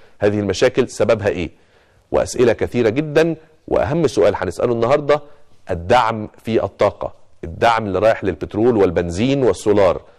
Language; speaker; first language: Arabic; native; Arabic